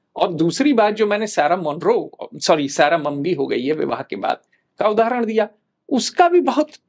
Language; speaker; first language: Hindi; native; Hindi